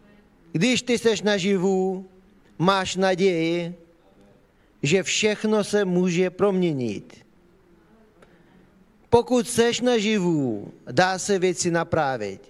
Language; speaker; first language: Czech; non-native, fluent; Ukrainian